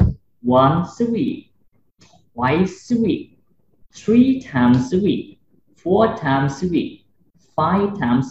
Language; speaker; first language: English; non-native, fluent; Vietnamese